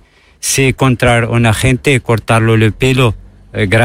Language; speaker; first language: Spanish; non-native, learner; Arabic